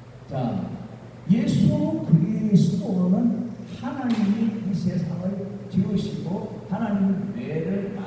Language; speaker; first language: Korean; native; Korean